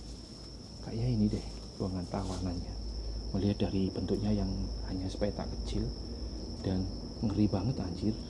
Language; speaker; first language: Indonesian; native; Indonesian